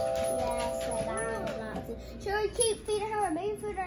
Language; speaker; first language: English; native; English